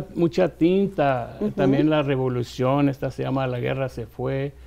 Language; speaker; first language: Spanish; native; Spanish